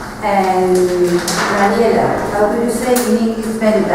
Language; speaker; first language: English; non-native, fluent; Spanish